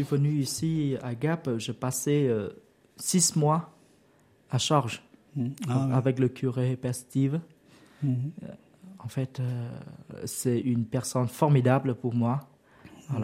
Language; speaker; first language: French; non-native, learner; Vietnamese